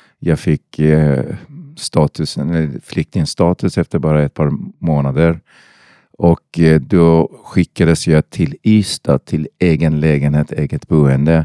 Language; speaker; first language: Swedish; non-native, fluent; Persian